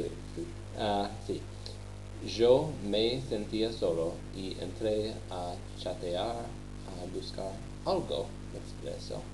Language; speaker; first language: Spanish; non-native, learner; English